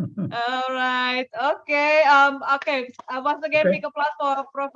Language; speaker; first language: English; non-native, fluent; Indonesian